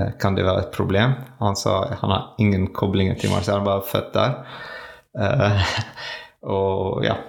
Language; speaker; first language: Norwegian; non-native, learner; French